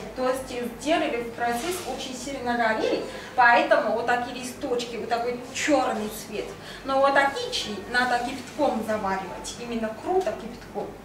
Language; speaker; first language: Russian; non-native, learner; Chinese